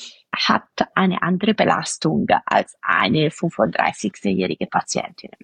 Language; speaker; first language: German; non-native, fluent; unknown